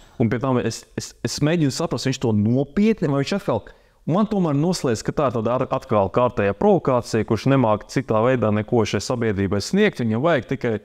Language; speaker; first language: Latvian; non-native, local second language; Russian